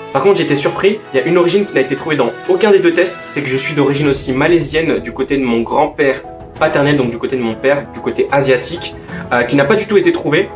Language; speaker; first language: French; native; French